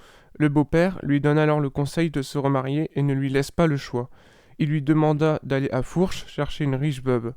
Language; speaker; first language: French; native; French